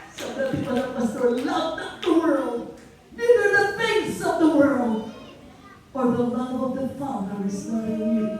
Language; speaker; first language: English; non-native, local second language; Filipino